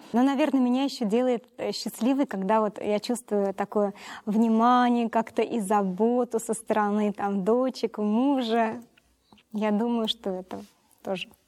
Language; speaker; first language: Russian; native; Russian